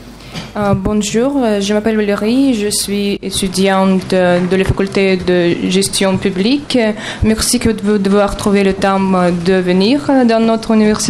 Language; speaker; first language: French; non-native, learner; Russian